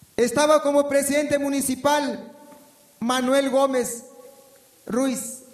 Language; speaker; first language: Spanish; non-native, local second language; Tzotzil